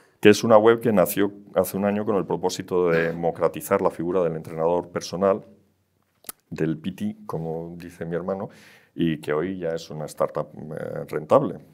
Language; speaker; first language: Spanish; native; Spanish